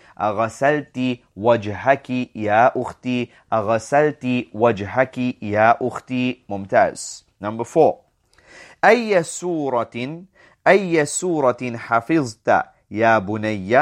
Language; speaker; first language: Arabic; non-native, fluent; English